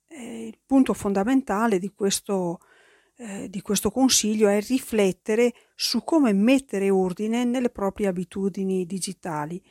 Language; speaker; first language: Italian; native; Italian